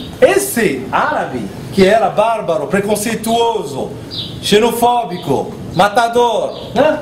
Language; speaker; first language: Portuguese; non-native, fluent; Arabic